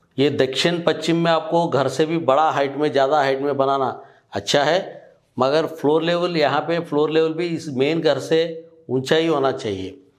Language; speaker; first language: Hindi; non-native, local second language; Telugu